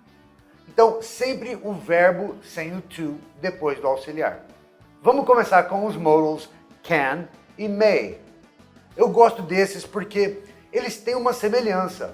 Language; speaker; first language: Portuguese; non-native, fluent; English